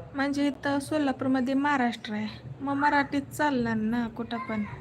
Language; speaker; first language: Marathi; non-native, local second language; Kannada